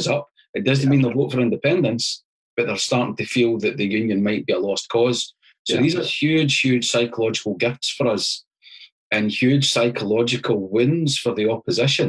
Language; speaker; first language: English; native; English